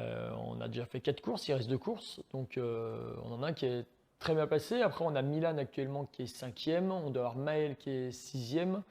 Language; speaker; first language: French; native; French